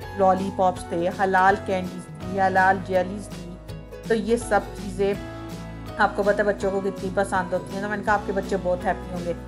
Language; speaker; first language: Urdu; native; Urdu